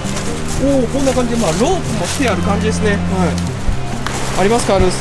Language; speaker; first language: Japanese; native; Japanese